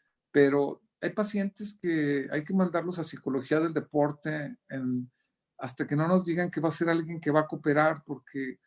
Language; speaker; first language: Spanish; native; Spanish